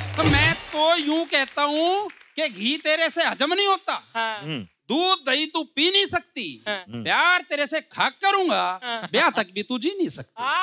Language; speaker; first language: Hindi; native; Hindi